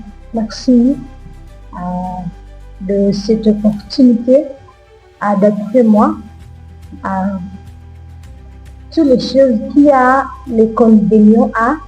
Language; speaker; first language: French; non-native, learner; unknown